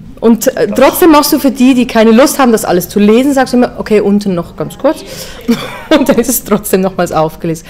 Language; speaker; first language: German; native; German